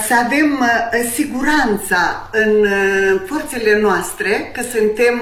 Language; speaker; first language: Romanian; native; Romanian